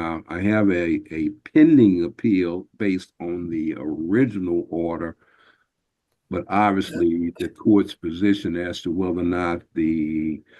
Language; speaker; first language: English; native; English